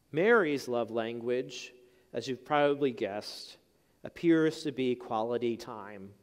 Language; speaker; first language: English; native; English